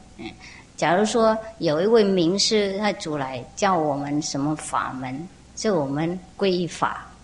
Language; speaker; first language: Chinese; non-native, fluent; Vietnamese